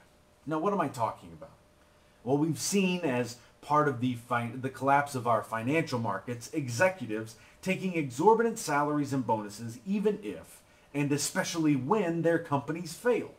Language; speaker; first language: English; native; English